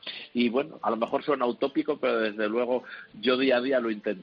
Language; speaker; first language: Spanish; native; Spanish